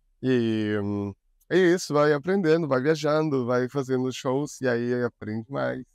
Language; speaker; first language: Portuguese; non-native, learner; Spanish